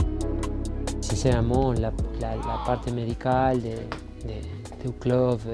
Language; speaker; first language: French; non-native, fluent; Spanish